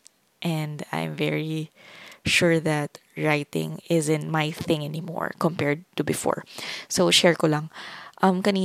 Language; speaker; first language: English; non-native, local second language; Filipino